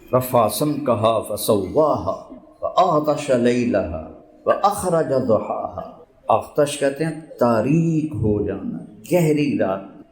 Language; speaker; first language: Urdu; non-native, local second language; Punjabi